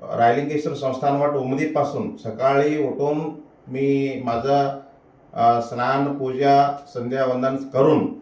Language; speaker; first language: Marathi; non-native, local second language; Kannada